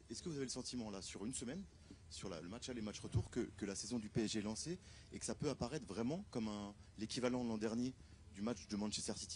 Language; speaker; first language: French; native; French